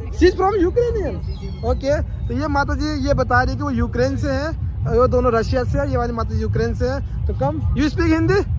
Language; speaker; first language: Hindi; native; Hindi